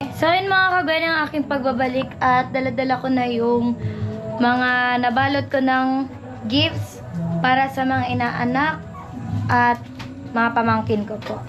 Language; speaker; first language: Filipino; non-native, local second language; Bikol